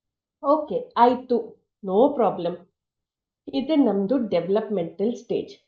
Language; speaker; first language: Kannada; non-native, learner; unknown